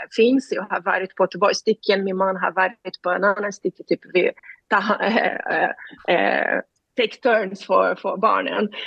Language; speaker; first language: Swedish; non-native, fluent; Portuguese